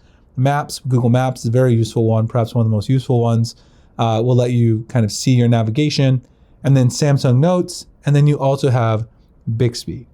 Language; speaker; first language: English; native; English